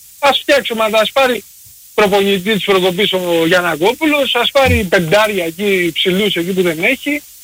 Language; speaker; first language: Greek; early bilingual, heritage; Greek